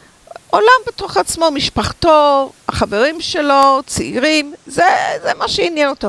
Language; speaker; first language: Hebrew; non-native, fluent; English